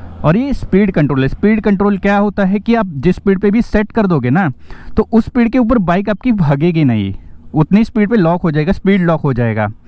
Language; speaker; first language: Hindi; non-native, local second language; Marathi